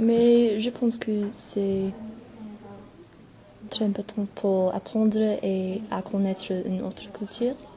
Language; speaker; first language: French; non-native, learner; English